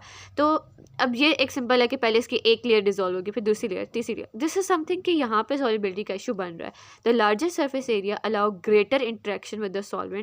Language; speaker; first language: Hindi; native; Hindi